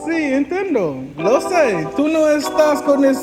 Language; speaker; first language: Spanish; non-native, learner; English